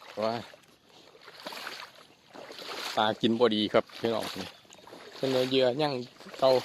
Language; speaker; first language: Thai; non-native, local second language; Northeastern Thai